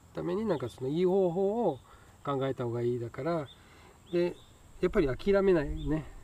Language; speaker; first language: Japanese; non-native, learner; French